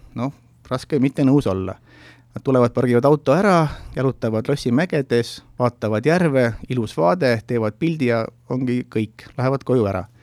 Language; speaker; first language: Estonian; native; Estonian